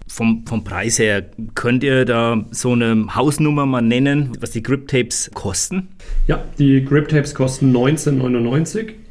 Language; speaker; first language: German; native; German